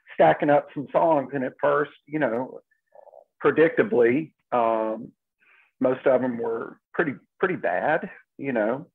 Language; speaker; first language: English; native; English